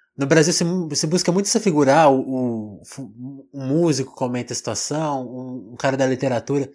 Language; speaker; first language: Portuguese; native; Portuguese